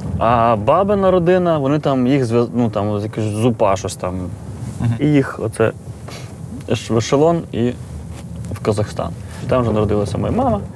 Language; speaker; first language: Ukrainian; native; Ukrainian